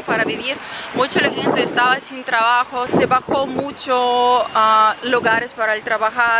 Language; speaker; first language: Spanish; non-native, fluent; Ukrainian